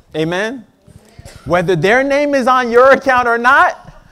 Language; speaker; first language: English; native; English